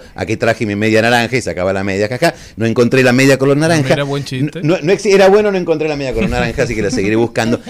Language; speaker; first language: Spanish; native; Spanish